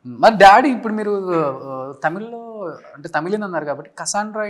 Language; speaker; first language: Telugu; native; Telugu